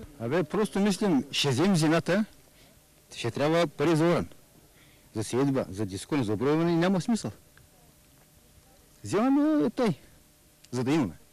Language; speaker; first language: Bulgarian; non-native, local second language; Turkish